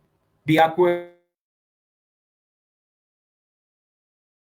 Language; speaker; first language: Spanish; native; Spanish